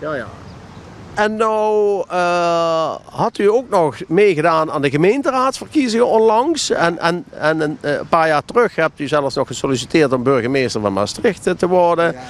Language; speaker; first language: Dutch; native; Dutch